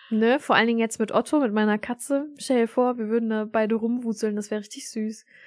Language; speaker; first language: German; early bilingual, other home language; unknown